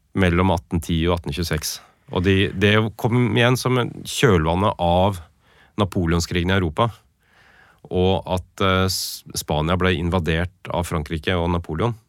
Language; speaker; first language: Norwegian; native; Norwegian